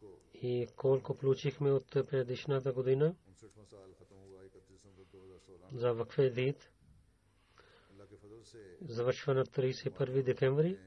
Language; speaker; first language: Bulgarian; non-native, fluent; Urdu